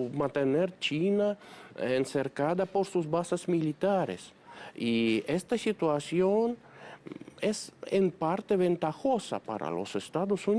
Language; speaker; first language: Spanish; non-native, fluent; Russian